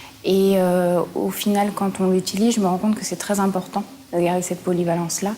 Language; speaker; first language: French; native; French